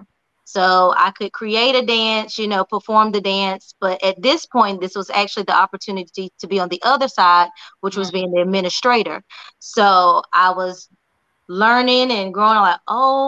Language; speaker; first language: English; native; English